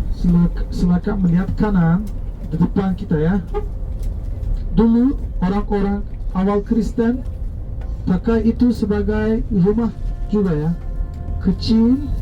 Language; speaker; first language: Indonesian; non-native, fluent; Turkish